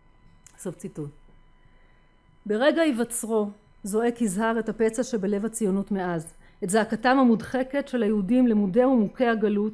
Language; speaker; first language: Hebrew; native; Hebrew